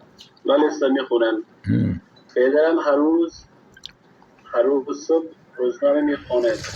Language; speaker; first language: Persian; non-native, learner; Urdu